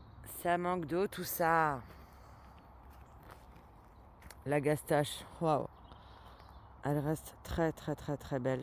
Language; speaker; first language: French; native; French